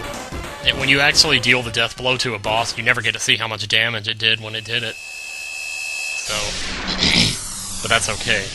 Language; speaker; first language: English; native; English